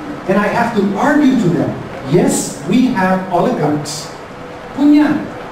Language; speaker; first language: English; native; English